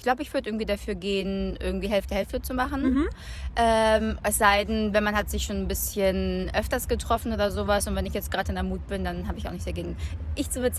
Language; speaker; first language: German; native; German